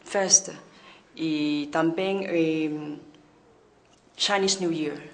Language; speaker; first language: Portuguese; non-native, learner; Khmer